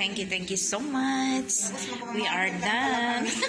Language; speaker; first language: English; non-native, local second language; Filipino